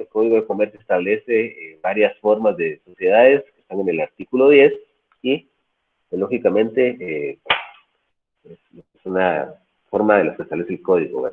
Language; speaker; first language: Spanish; native; Spanish